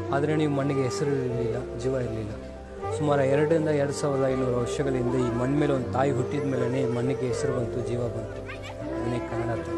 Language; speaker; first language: Kannada; non-native, local second language; Tamil